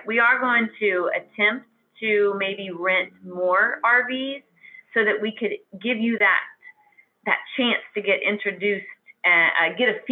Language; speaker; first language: English; native; English